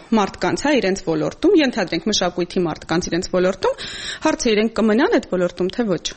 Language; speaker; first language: Armenian; native; Armenian